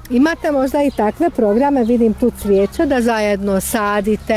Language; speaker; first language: Croatian; native; Croatian